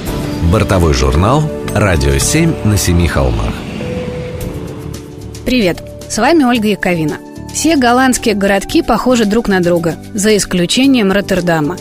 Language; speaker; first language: Russian; native; Russian